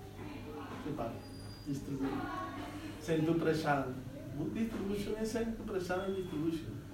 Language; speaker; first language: English; non-native, learner; Spanish